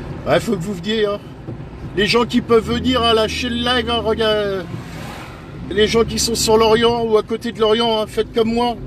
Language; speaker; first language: French; native; French